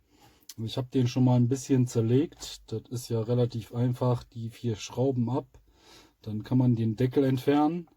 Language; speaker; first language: German; native; German